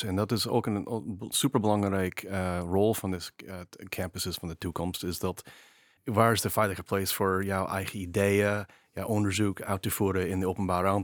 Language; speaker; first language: Dutch; non-native, fluent; English